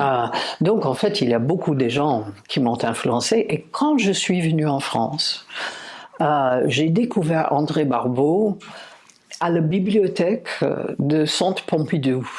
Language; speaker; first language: French; non-native, fluent; English